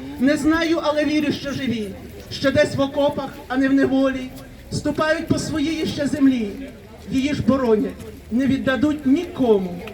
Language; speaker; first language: Ukrainian; native; Ukrainian